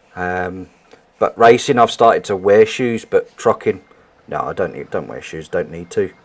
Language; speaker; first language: English; native; English